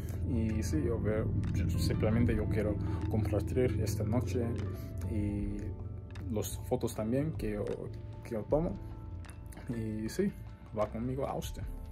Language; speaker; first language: Spanish; non-native, learner; English